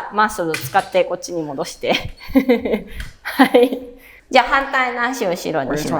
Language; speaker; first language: Japanese; native; Japanese